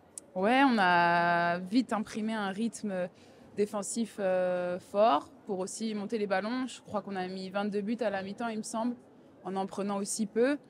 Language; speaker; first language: French; native; French